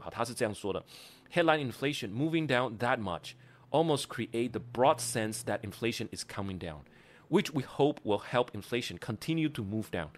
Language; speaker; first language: English; non-native, fluent; Chinese